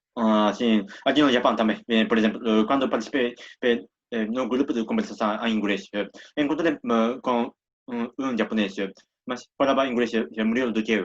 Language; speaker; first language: Portuguese; non-native, learner; Japanese